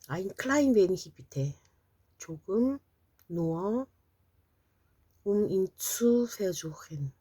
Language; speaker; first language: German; non-native, fluent; Korean